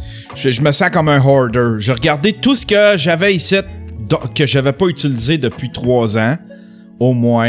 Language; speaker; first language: French; native; French